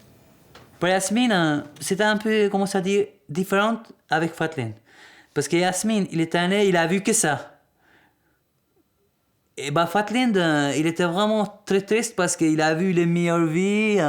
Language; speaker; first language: French; non-native, learner; Albanian